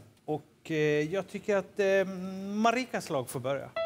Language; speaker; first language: Swedish; native; Swedish